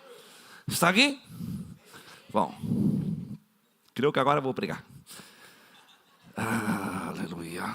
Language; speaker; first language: Portuguese; non-native, fluent; Spanish